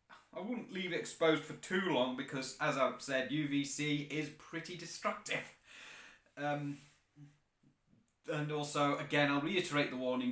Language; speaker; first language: English; native; English